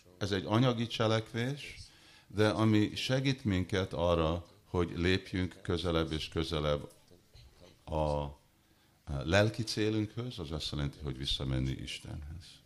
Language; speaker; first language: Hungarian; early bilingual, heritage; Hungarian